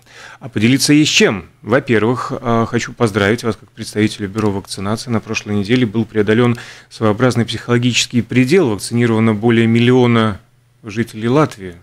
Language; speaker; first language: Russian; native; Russian